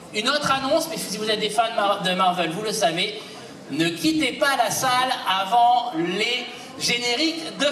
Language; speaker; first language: French; native; French